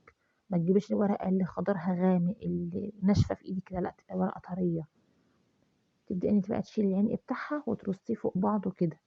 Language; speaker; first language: Arabic; native; Arabic